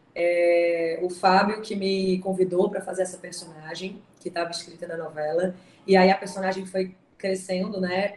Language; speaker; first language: Portuguese; native; Portuguese